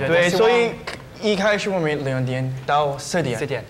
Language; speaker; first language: Chinese; non-native, learner; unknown